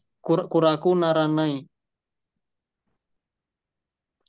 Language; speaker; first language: Japanese; non-native, learner; Indonesian